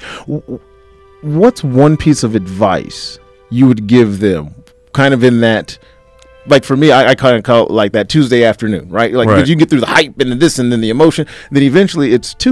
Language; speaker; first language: English; native; English